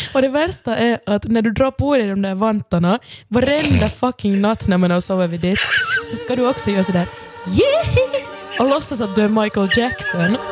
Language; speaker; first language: Swedish; native; Swedish